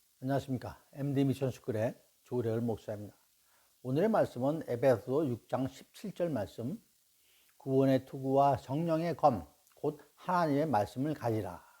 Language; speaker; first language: Korean; native; Korean